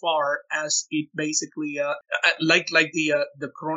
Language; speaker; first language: English; non-native, local second language; Malayalam